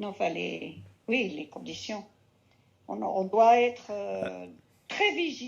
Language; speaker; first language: French; non-native, fluent; Spanish